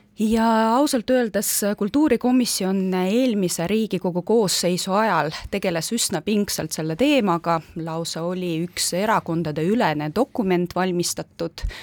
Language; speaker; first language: Estonian; non-native, local second language; Russian